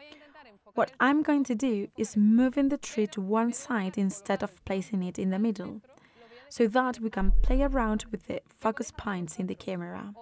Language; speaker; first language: English; non-native, fluent; Spanish